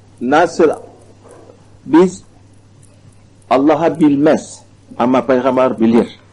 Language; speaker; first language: Turkish; non-native, learner; Arabic